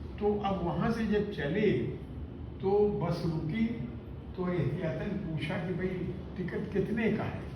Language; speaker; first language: Urdu; native; Urdu